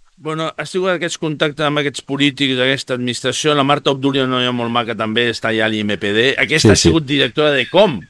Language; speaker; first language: Catalan; non-native, fluent; Spanish